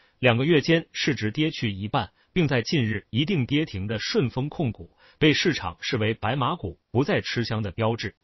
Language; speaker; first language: Chinese; native; Chinese